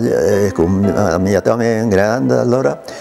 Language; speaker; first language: Italian; early bilingual, heritage; Italian